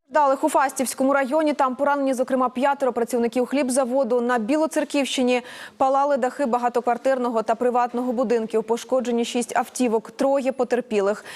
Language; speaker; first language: Ukrainian; native; Ukrainian